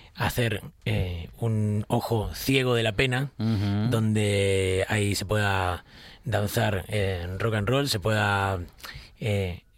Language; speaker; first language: Spanish; native; Spanish